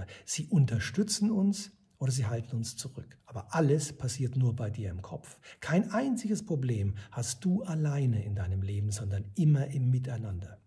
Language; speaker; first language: German; native; German